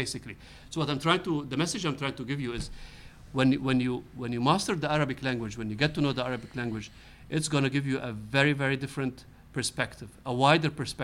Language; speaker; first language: English; non-native, fluent; Arabic